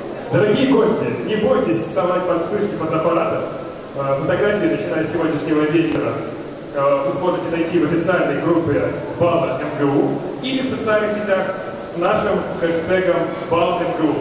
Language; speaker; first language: Russian; native; Russian